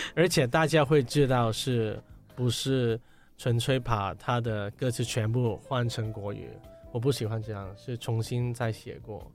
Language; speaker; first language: Chinese; non-native, local second language; Cantonese